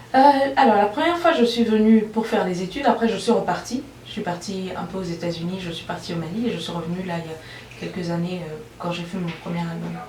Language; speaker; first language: French; non-native, local second language; Bambara